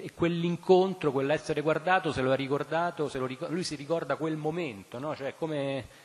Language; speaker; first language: Italian; native; Italian